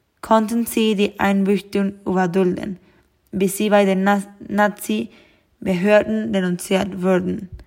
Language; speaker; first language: German; non-native, learner; Spanish